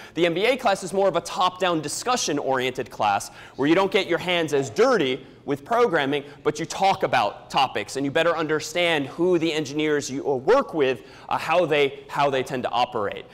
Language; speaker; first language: English; native; English